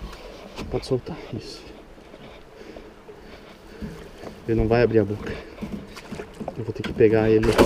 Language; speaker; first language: Portuguese; native; Portuguese